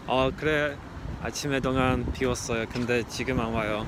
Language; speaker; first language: Korean; non-native, learner; English